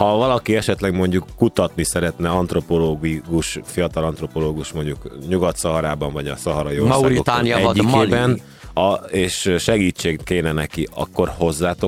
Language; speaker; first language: Hungarian; native; Hungarian